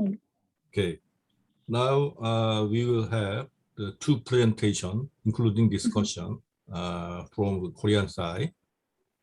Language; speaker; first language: English; non-native, fluent; Korean